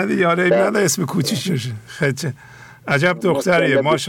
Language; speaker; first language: Persian; native; Persian